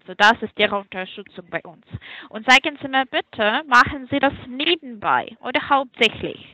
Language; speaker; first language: German; non-native, fluent; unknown